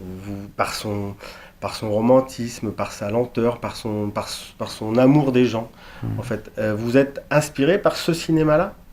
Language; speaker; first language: French; native; French